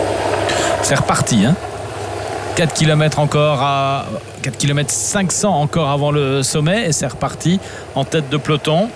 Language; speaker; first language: French; native; French